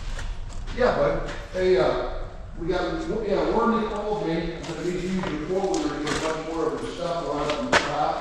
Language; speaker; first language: English; native; English